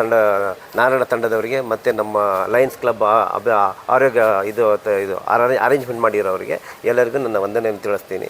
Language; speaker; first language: Kannada; native; Kannada